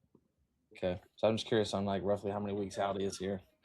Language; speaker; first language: English; native; English